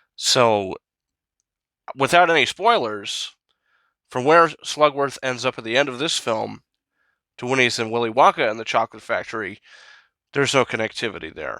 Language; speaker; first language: English; native; English